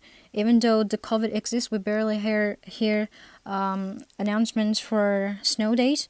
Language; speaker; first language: English; non-native, fluent; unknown